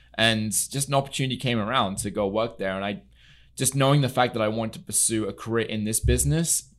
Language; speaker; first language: English; native; English